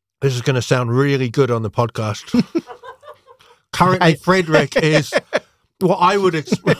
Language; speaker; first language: English; native; English